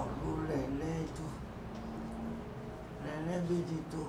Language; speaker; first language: French; non-native, local second language; Guadeloupean Creole French